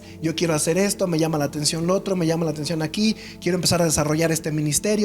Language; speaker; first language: Spanish; native; Spanish